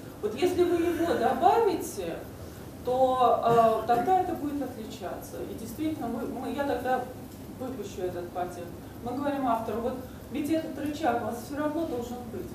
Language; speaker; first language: Russian; native; Russian